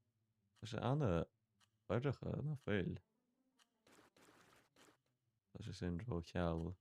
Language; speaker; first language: Irish; non-native, local second language; English